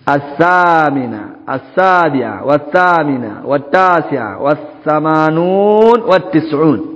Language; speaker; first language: Arabic; non-native, fluent; Swahili